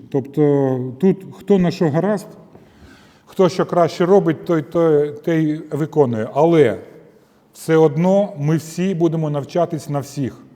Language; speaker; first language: Ukrainian; non-native, local second language; Russian